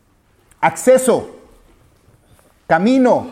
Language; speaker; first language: Spanish; native; Spanish